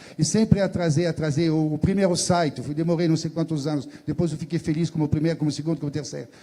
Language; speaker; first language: Portuguese; non-native, fluent; French